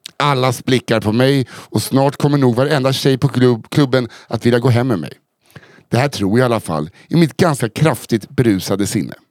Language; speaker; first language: Swedish; native; Swedish